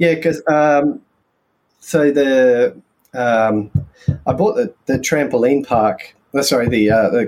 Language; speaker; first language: English; native; English